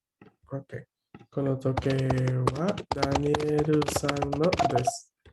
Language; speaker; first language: Japanese; non-native, fluent; Spanish